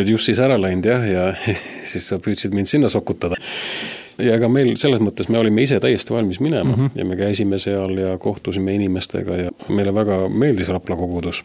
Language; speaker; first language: Estonian; native; Estonian